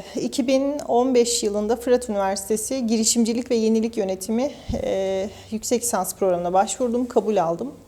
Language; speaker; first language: Turkish; native; Turkish